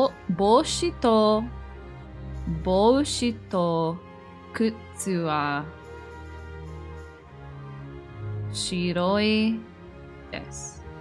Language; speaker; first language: Japanese; non-native, learner; English